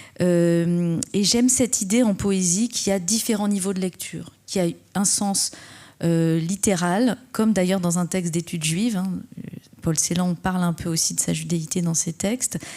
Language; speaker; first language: French; native; French